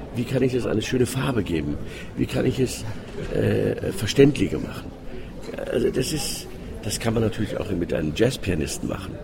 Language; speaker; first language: German; non-native, fluent; Greek